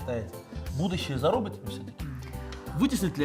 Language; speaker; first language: Russian; native; Russian